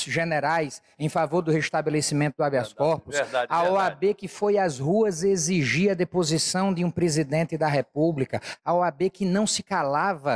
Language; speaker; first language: Portuguese; native; Portuguese